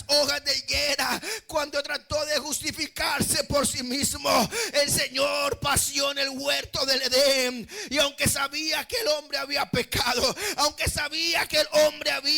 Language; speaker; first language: Spanish; native; Spanish